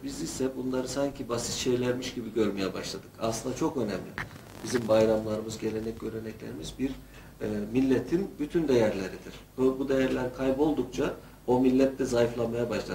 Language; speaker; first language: Turkish; native; Turkish